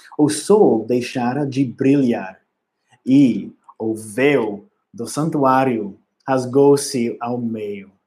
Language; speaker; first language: Portuguese; non-native, learner; English